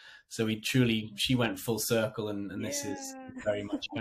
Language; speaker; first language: English; native; English